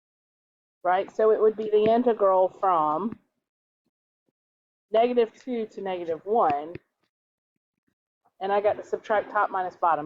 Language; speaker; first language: English; native; English